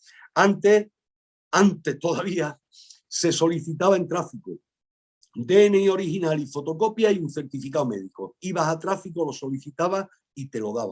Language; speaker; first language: Spanish; native; Spanish